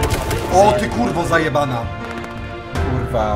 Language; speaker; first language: Polish; native; Polish